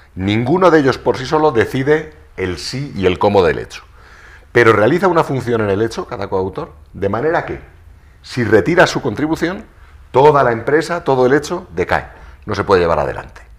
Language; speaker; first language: Spanish; native; Spanish